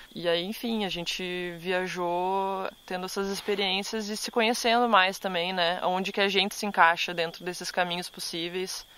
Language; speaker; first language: Portuguese; native; Portuguese